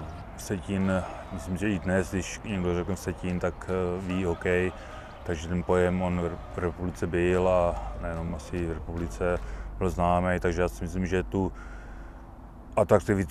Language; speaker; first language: Czech; native; Czech